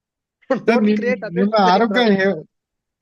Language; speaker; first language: Kannada; non-native, learner; English